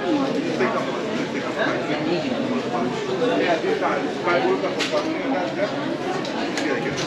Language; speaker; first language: Turkish; native; Turkish